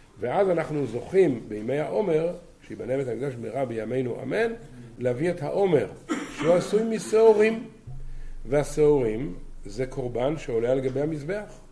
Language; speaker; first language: Hebrew; native; Hebrew